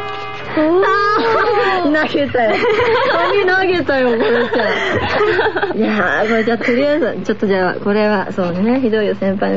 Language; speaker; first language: Japanese; native; Japanese